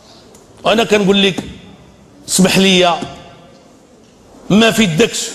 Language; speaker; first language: Arabic; native; Arabic